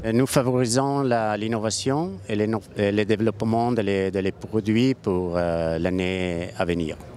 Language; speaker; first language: French; non-native, learner; Italian